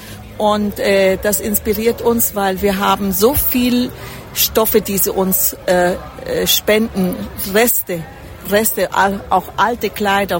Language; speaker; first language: German; early bilingual, heritage; German